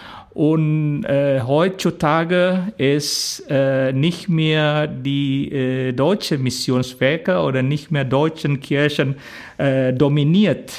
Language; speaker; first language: German; non-native, fluent; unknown